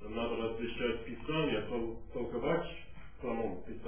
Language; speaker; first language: Russian; non-native, fluent; English